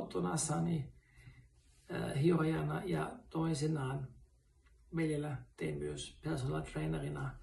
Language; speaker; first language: Finnish; non-native, fluent; German